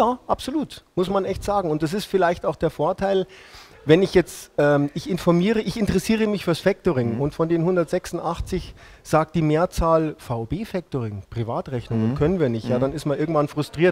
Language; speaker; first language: German; native; German